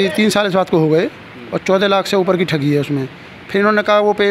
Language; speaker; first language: Hindi; native; Hindi